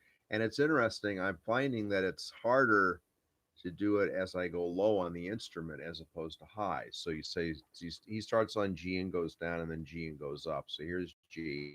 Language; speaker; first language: English; native; English